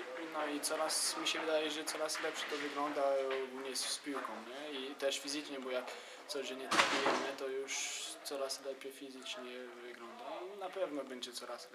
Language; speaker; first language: Polish; early bilingual, heritage; Polish